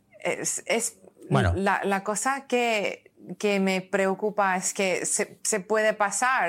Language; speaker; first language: Spanish; non-native, learner; English